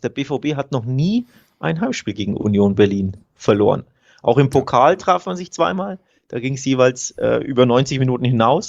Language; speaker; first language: German; native; German